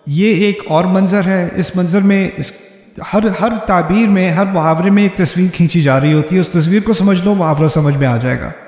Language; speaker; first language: Urdu; early bilingual, heritage; Urdu